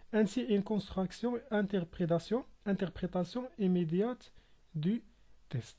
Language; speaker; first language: French; non-native, local second language; Arabic